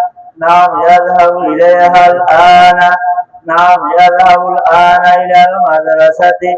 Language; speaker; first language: Arabic; non-native, fluent; Bangla